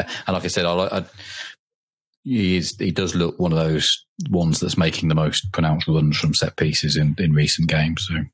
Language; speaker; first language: English; native; English